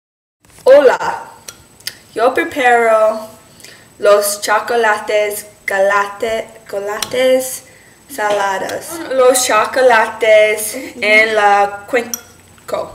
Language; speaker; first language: Spanish; non-native, learner; English